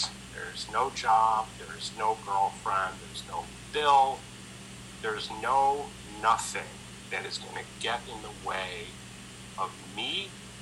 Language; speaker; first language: English; native; English